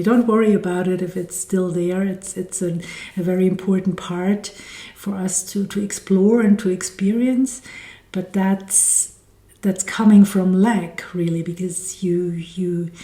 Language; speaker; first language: English; non-native, fluent; German